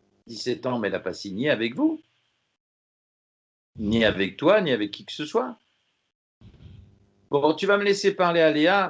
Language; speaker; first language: French; native; French